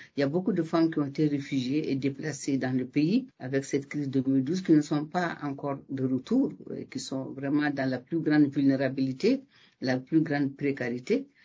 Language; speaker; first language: French; non-native, local second language; Bambara